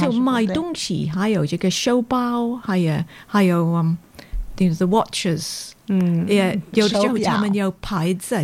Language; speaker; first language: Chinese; non-native, learner; English